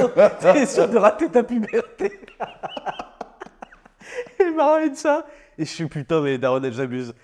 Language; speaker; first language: French; native; French